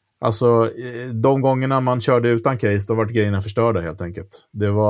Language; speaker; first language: Swedish; native; Swedish